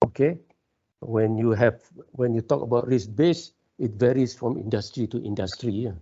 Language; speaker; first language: English; non-native, local second language; Malay